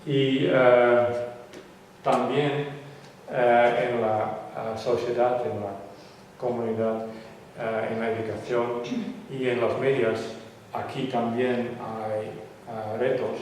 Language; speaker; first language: Spanish; non-native, fluent; Western Frisian